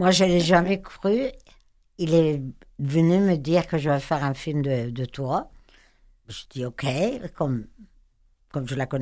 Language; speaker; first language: French; non-native, fluent; Persian